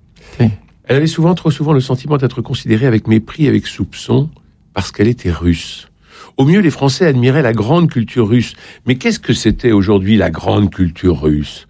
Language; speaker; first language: French; native; French